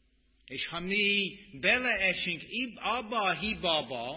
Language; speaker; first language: Hungarian; non-native, fluent; English